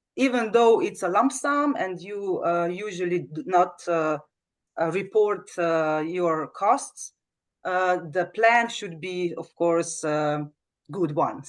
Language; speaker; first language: English; non-native, fluent; Slovenian